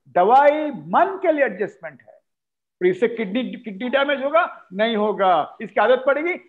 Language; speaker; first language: Hindi; non-native, local second language; Marathi